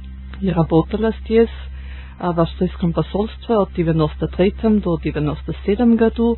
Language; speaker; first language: Russian; non-native, learner; German